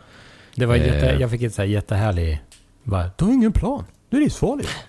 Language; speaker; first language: Swedish; native; Swedish